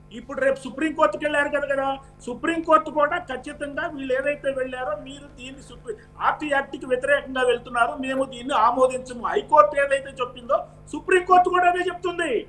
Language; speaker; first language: Telugu; native; Telugu